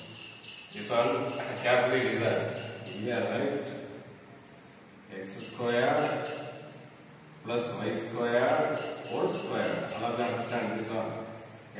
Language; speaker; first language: English; non-native, local second language; Tamil